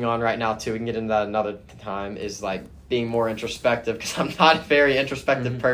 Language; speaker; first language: English; native; English